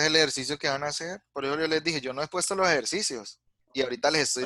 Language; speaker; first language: Spanish; native; Spanish